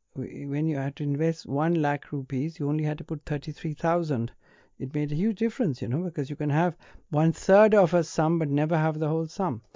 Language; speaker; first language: English; non-native, local second language; Punjabi